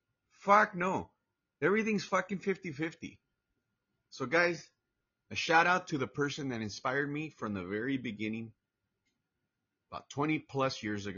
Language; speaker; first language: English; early bilingual, other home language; Spanish